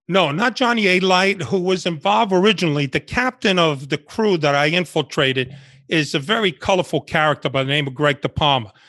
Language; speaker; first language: English; early bilingual, other home language; Spanish